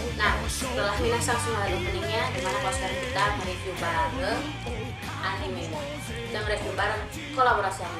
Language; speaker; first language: Indonesian; native; Indonesian